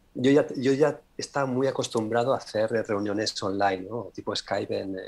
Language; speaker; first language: Spanish; native; Spanish